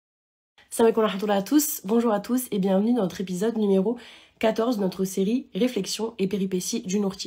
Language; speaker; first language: French; native; French